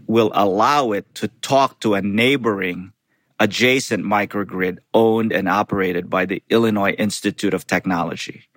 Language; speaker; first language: English; non-native, local second language; Filipino